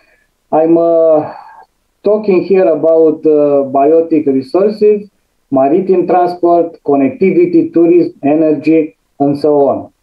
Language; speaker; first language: English; non-native, fluent; Romanian